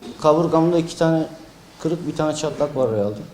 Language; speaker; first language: Turkish; native; Turkish